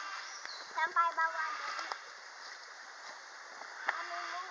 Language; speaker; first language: Indonesian; non-native, learner; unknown